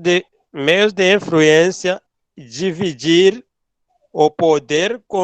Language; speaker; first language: Portuguese; non-native, learner; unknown